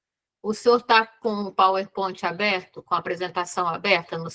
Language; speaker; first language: Portuguese; native; Portuguese